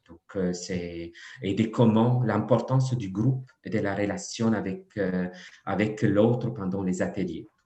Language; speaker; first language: French; non-native, fluent; Italian